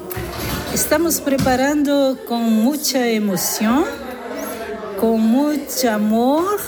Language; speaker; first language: Spanish; non-native, learner; Italian